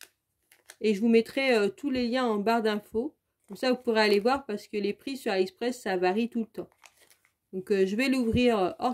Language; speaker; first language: French; native; French